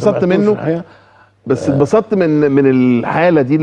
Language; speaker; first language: Arabic; native; Arabic